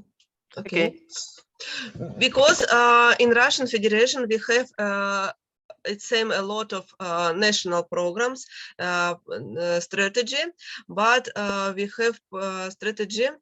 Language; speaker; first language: English; non-native, learner; Russian